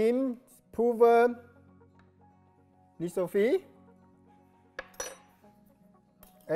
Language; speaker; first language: German; non-native, learner; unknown